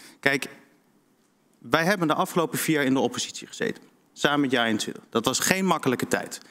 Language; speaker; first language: Dutch; native; Dutch